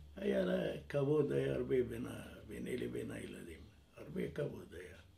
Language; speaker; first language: Hebrew; non-native, fluent; French